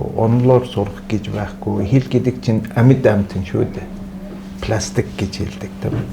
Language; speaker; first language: Mongolian; non-native, fluent; Turkish